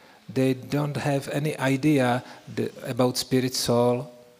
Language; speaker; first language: English; non-native, fluent; Czech